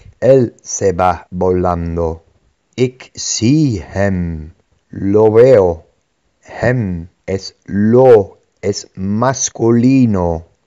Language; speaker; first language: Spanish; non-native, fluent; Dutch